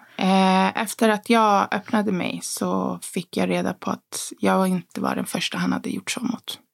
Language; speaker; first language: Swedish; early bilingual, other home language; Spanish